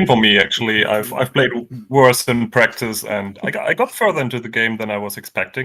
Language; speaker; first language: English; native; English